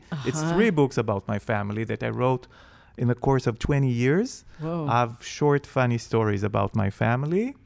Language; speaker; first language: English; non-native, fluent; Hebrew